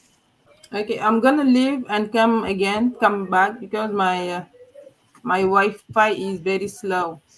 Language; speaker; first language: English; non-native, learner; French